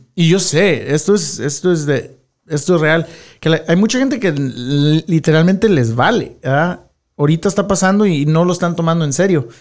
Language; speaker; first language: Spanish; early bilingual, heritage; Spanish